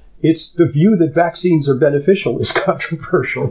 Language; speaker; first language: English; native; English